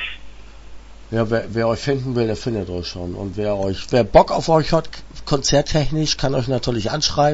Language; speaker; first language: German; native; German